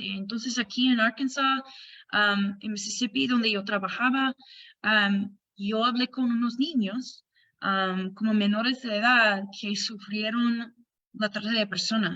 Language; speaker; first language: Spanish; non-native, fluent; English